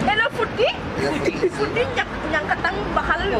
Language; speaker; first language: French; non-native, learner; Wolof